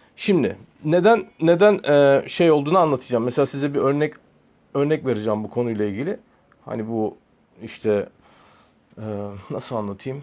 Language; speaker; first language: Turkish; early bilingual, heritage; Turkish